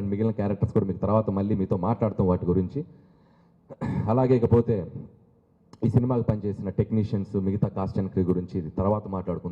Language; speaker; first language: Telugu; native; Telugu